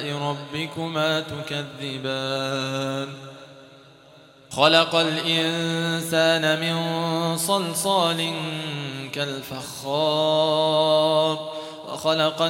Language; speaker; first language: Arabic; native; Arabic